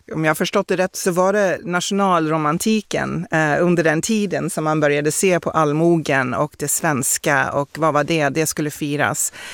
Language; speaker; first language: Swedish; non-native, fluent; English